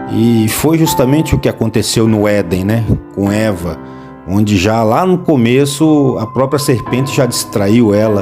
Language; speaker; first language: Portuguese; native; Portuguese